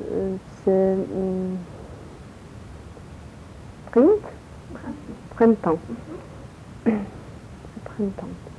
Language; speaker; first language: French; non-native, learner; Polish